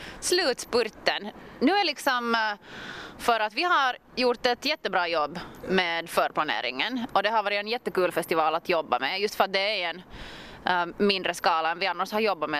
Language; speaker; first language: Swedish; native; Swedish